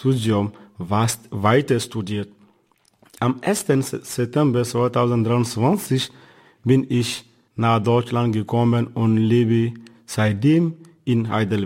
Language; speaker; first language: German; non-native, fluent; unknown